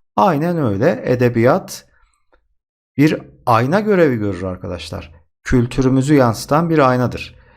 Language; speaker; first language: Turkish; native; Turkish